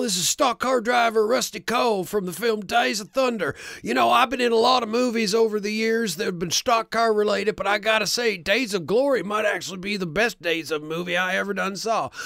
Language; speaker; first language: English; native; English